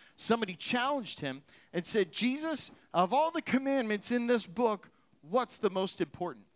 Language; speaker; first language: English; native; English